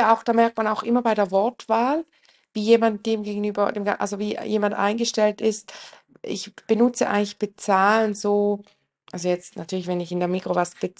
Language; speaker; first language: German; native; German